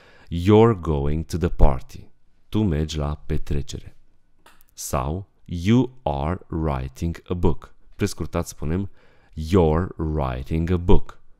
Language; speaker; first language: English; non-native, fluent; Romanian